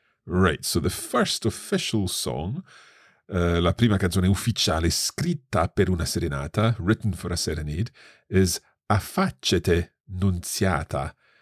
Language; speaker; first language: Italian; non-native, fluent; English